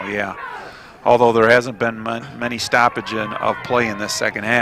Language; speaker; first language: English; native; English